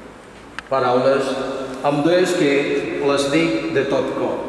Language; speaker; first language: Catalan; non-native, fluent; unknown